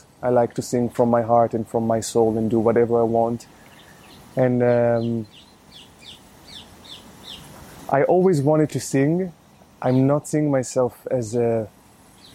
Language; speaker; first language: English; non-native, fluent; Hebrew